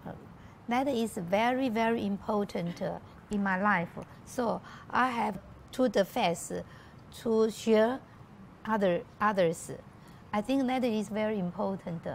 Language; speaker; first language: English; non-native, learner; Chinese